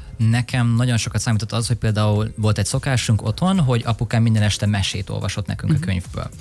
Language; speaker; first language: Hungarian; early bilingual, heritage; Hungarian